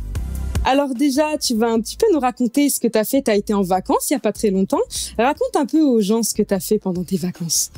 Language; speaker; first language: French; native; French